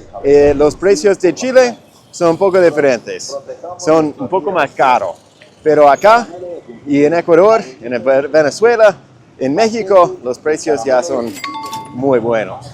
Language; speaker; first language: Spanish; non-native, fluent; English